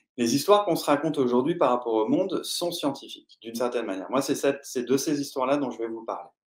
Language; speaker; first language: French; native; French